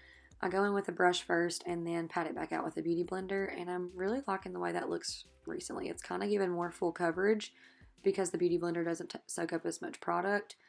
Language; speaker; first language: English; native; English